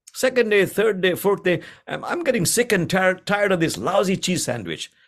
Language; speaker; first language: English; non-native, local second language; Bangla